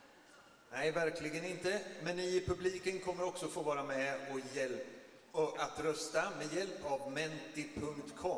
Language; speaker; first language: Swedish; native; Swedish